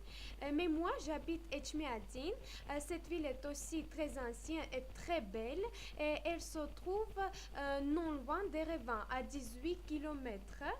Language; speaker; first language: French; non-native, fluent; Armenian